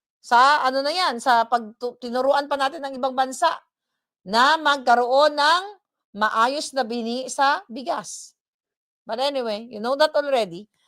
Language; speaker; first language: Filipino; non-native, local second language; Hiligaynon